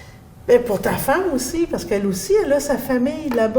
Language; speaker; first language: French; native; French